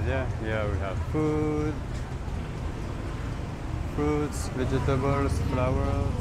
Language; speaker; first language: English; non-native, fluent; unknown